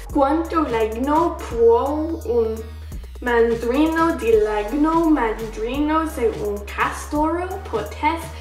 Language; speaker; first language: Italian; non-native, learner; English